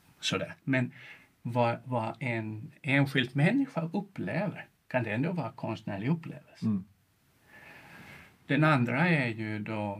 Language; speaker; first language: Swedish; non-native, local second language; Finnish